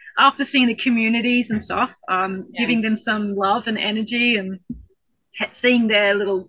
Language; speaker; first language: English; native; English